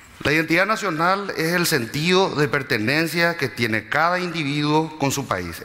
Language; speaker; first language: Spanish; native; Spanish